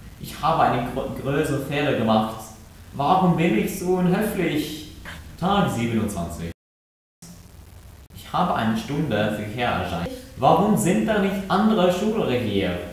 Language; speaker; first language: German; non-native, learner; Norwegian